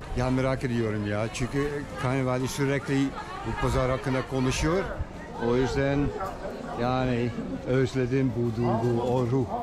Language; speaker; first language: Turkish; non-native, fluent; Dutch